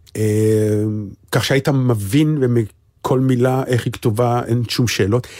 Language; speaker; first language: Hebrew; native; Hebrew